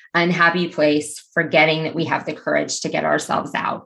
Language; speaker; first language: English; native; English